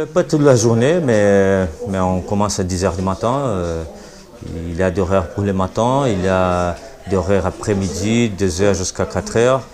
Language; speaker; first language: French; non-native, learner; Portuguese